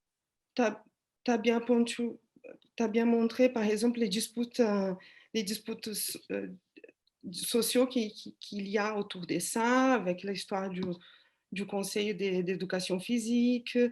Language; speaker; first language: French; non-native, fluent; Portuguese